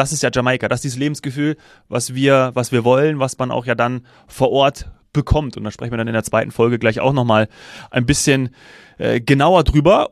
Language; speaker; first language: German; native; German